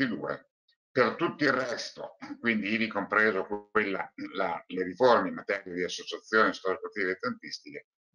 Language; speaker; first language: Italian; native; Italian